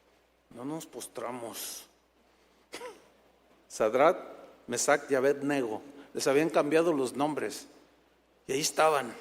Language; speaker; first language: Spanish; native; Spanish